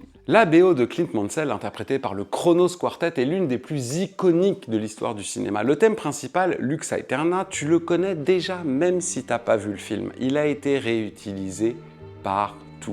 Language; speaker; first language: French; native; French